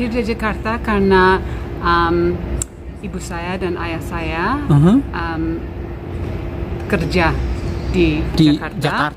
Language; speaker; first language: Indonesian; non-native, local second language; English